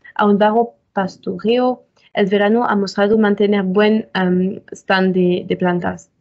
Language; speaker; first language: Spanish; non-native, fluent; French